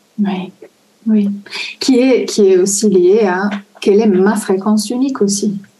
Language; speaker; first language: French; non-native, fluent; Italian